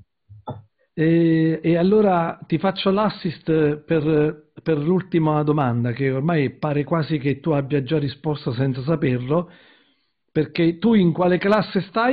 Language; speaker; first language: Italian; native; Italian